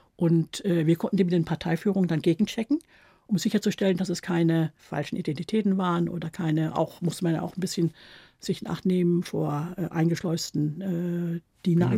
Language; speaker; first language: German; native; German